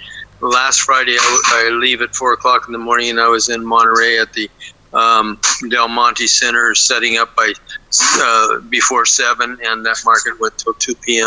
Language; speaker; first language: English; native; English